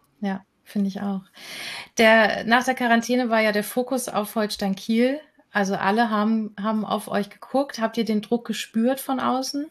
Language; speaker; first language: German; native; German